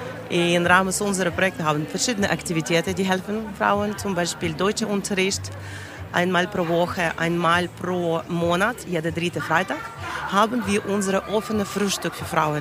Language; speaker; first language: German; non-native, learner; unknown